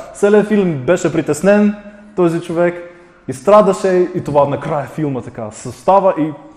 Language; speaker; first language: Bulgarian; non-native, fluent; Russian